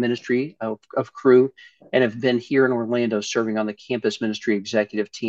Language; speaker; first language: English; native; English